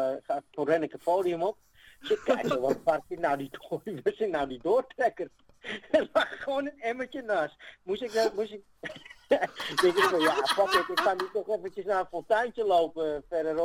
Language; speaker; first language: Dutch; native; Dutch